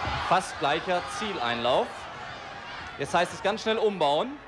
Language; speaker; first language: German; native; German